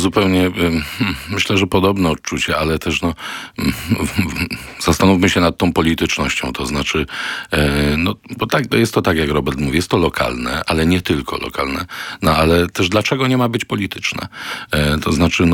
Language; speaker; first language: Polish; non-native, local second language; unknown